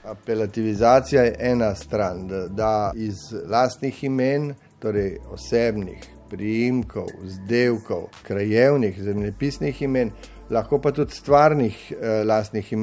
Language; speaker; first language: Slovenian; native; Slovenian